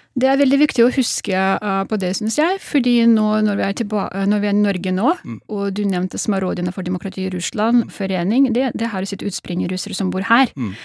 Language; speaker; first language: Norwegian; non-native, fluent; Russian